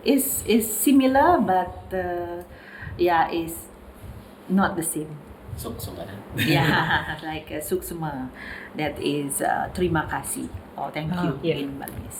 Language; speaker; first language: English; non-native, learner; Indonesian